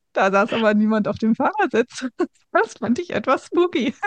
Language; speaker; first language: German; native; German